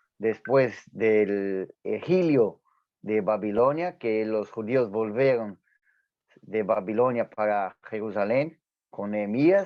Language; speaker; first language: Spanish; non-native, fluent; Portuguese